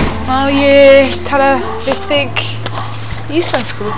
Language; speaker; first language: Icelandic; non-native, learner; English